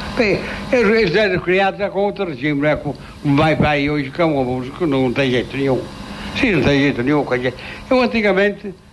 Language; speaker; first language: Portuguese; native; Portuguese